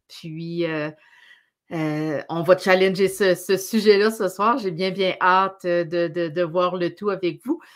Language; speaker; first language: French; native; French